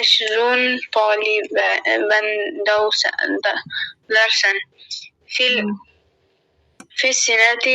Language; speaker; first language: Arabic; non-native, learner; Urdu